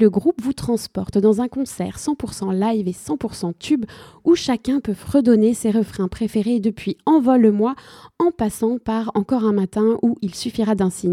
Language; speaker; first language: French; native; French